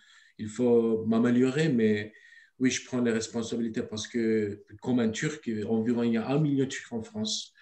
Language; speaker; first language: French; non-native, learner; Turkish